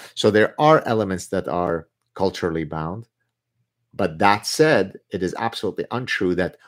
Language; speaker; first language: English; early bilingual, other home language; Arabic